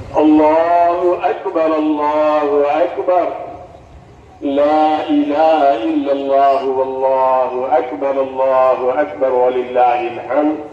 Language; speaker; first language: Arabic; non-native, fluent; Urdu